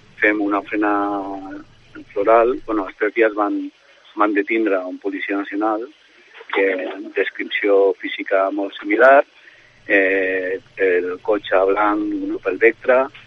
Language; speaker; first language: Catalan; non-native, local second language; Spanish